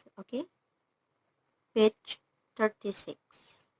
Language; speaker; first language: English; non-native, learner; Indonesian